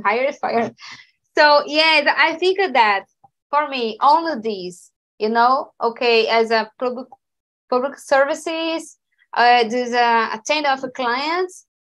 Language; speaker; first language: English; non-native, learner; Portuguese